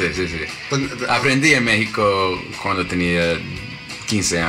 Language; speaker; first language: Spanish; non-native, learner; English